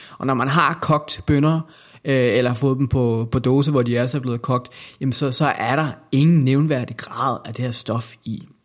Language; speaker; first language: Danish; native; Danish